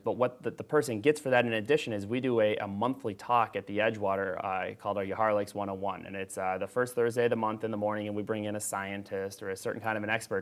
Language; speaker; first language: English; native; English